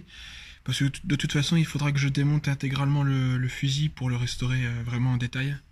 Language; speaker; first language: French; native; French